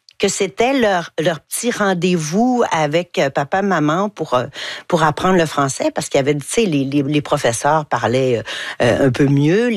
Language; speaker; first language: French; native; French